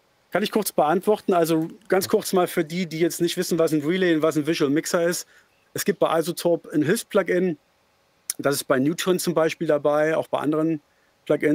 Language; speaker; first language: German; native; German